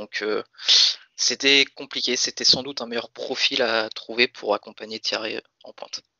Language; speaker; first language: French; native; French